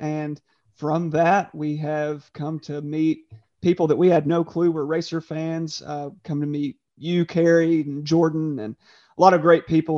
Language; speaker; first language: English; native; English